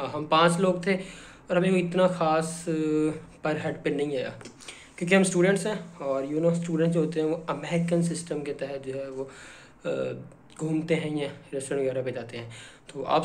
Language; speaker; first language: Urdu; non-native, local second language; Punjabi